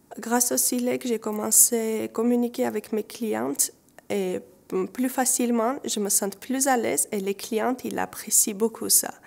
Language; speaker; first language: French; non-native, learner; Armenian